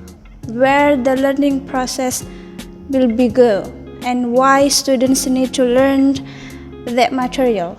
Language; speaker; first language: English; non-native, learner; Indonesian